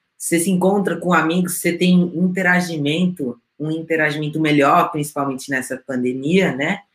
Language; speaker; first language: Portuguese; non-native, fluent; Spanish